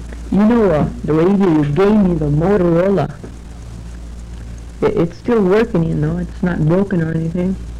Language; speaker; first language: English; early bilingual, other home language; Spanish